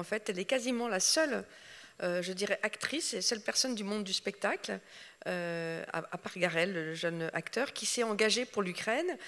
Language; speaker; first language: French; native; French